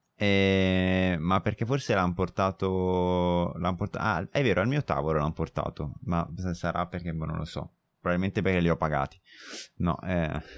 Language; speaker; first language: Italian; native; Italian